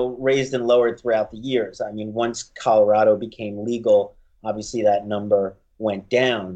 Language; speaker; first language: English; native; English